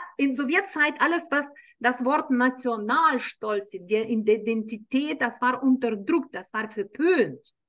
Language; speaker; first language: German; non-native, fluent; Lithuanian